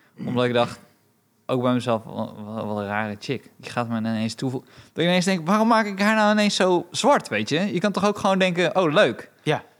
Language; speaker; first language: Dutch; early bilingual, other home language; Romanian